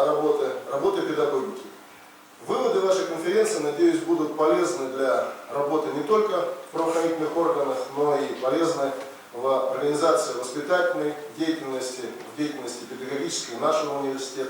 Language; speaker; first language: Russian; native; Russian